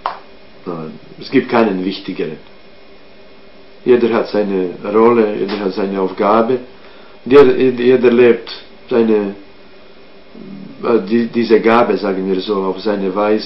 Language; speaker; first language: German; non-native, fluent; Croatian